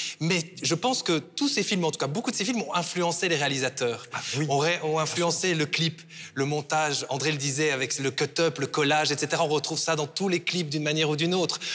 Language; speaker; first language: French; native; French